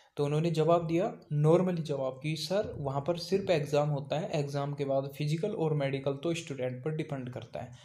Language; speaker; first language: Hindi; native; Hindi